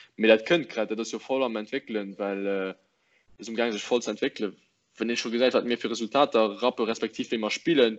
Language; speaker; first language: Luxembourgish; early bilingual, other home language; English